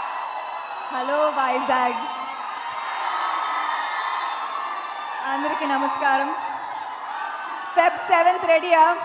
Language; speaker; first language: Telugu; non-native, fluent; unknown